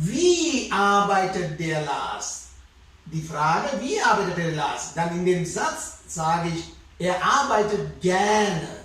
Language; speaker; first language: German; non-native, fluent; Sinhala